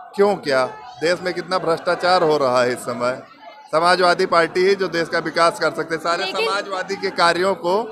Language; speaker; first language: Hindi; native; Hindi